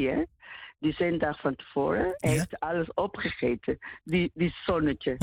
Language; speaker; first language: Dutch; non-native, learner; Spanish